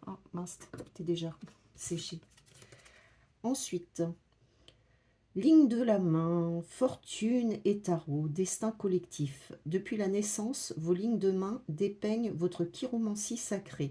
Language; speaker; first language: French; native; French